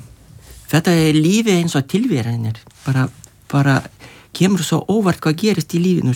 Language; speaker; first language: Icelandic; non-native, fluent; Lithuanian